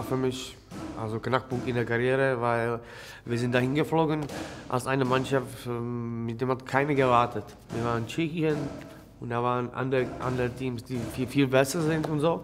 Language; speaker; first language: German; non-native, learner; Czech